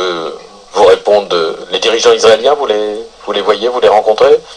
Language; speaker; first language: French; native; French